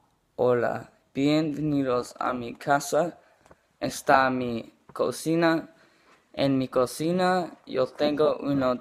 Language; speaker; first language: Spanish; non-native, learner; English